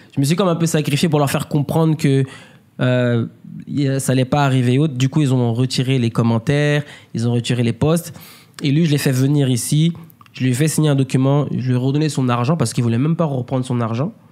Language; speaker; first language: French; native; French